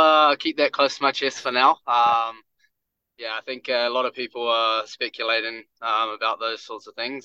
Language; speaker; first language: English; native; English